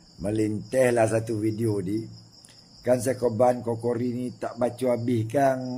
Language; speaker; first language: Malay; native; Malay